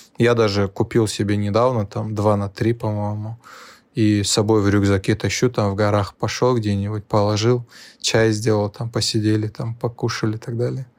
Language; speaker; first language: Russian; non-native, local second language; Lezghian